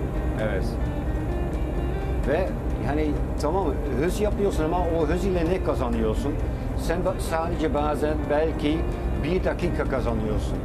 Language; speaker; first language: Turkish; non-native, fluent; Dutch